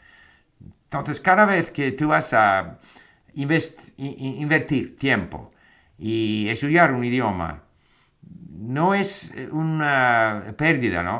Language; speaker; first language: Spanish; non-native, fluent; English